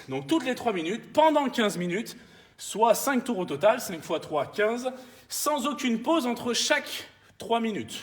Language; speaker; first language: French; native; French